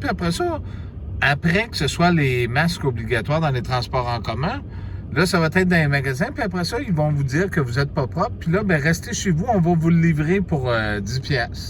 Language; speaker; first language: French; native; French